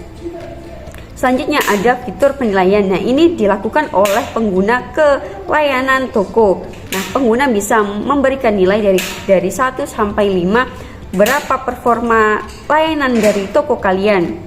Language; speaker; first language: Indonesian; native; Indonesian